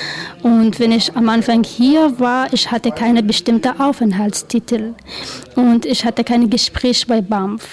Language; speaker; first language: German; non-native, learner; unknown